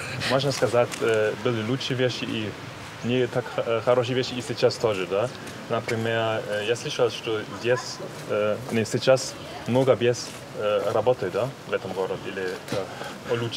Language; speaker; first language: Russian; non-native, learner; German